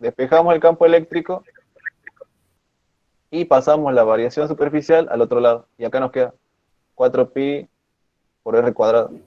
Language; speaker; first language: Spanish; native; Spanish